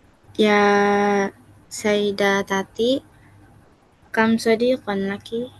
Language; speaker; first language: Arabic; non-native, learner; Indonesian